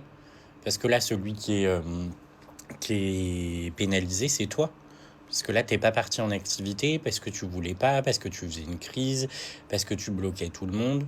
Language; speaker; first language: French; native; French